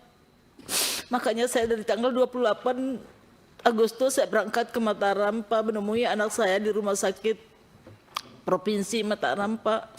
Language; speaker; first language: Indonesian; non-native, local second language; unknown